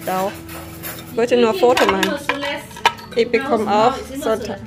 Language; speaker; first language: German; non-native, learner; Thai